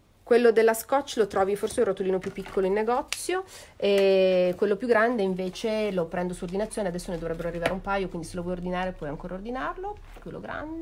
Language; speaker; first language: Italian; native; Italian